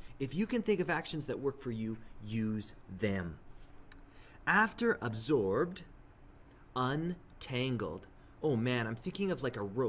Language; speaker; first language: English; native; English